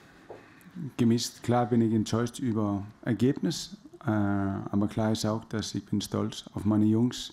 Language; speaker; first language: German; non-native, fluent; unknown